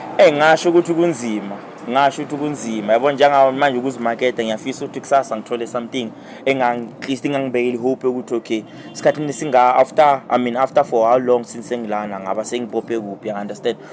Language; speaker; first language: Zulu; non-native, local second language; Venda